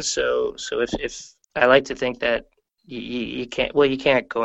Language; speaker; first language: English; native; English